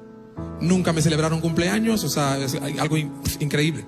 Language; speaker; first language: Spanish; non-native, fluent; Haitian Creole